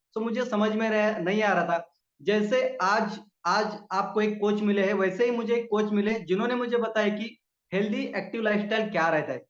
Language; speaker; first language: Hindi; non-native, local second language; Marathi